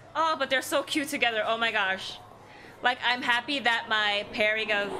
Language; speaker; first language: English; native; English